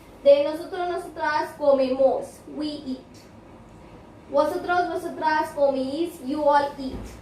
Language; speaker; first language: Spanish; non-native, fluent; Hindi